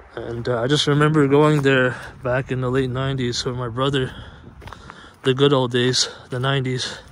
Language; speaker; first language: English; native; English